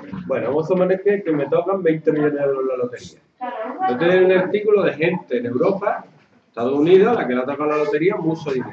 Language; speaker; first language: Spanish; native; Spanish